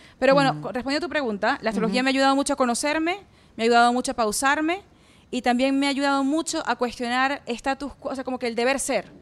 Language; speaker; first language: Spanish; native; Spanish